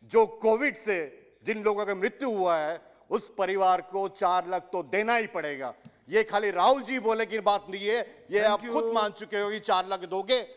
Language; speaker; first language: Hindi; non-native, local second language; Odia